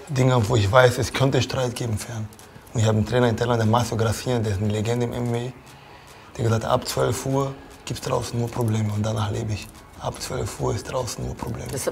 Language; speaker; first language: German; non-native, fluent; Portuguese